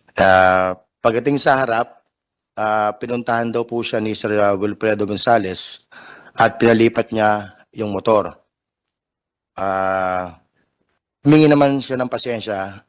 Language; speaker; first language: Filipino; native; Filipino